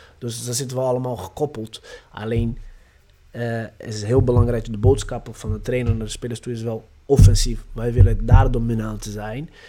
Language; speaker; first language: Dutch; non-native, fluent; Portuguese